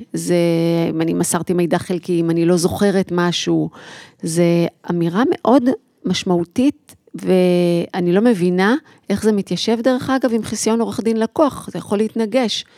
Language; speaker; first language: Hebrew; native; Hebrew